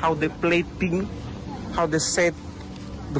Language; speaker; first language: English; non-native, learner; Malay